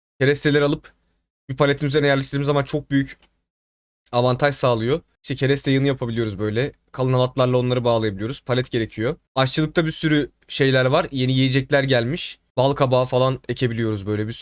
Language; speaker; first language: Turkish; native; Turkish